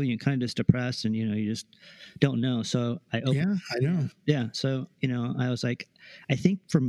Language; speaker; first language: English; early bilingual, other home language; Spanish